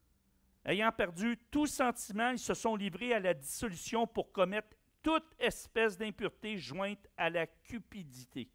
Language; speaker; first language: French; native; French